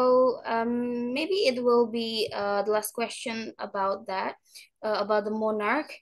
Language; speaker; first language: English; non-native, learner; Indonesian